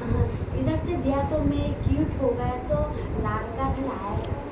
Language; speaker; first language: Hindi; non-native, learner; Bangla